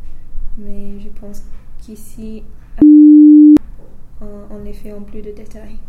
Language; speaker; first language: French; non-native, fluent; English